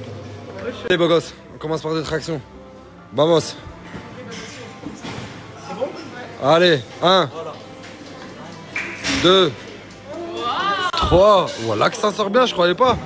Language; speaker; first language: French; native; French